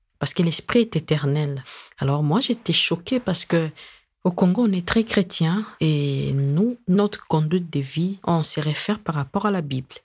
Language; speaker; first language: French; non-native, local second language; Lingala